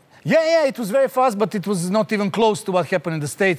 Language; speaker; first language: English; non-native, fluent; Serbian